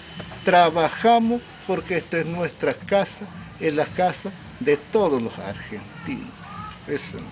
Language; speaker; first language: Spanish; non-native, local second language; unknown